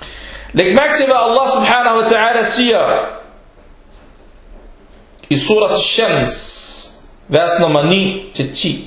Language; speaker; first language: Danish; non-native, local second language; Arabic